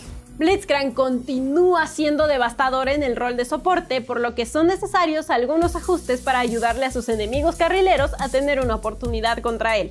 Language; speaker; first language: Spanish; native; Spanish